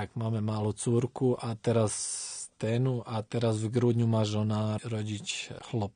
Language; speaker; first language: Polish; non-native, learner; Croatian